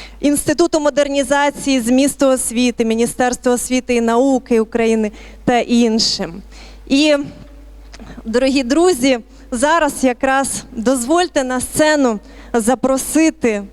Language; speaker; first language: Ukrainian; native; Ukrainian